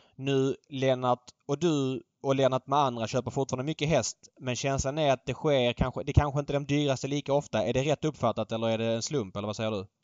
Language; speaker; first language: Swedish; native; Swedish